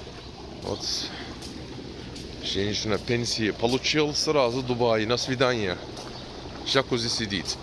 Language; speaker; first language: Russian; non-native, learner; Turkish